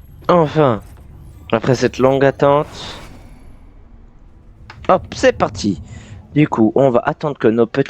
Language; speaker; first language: French; native; French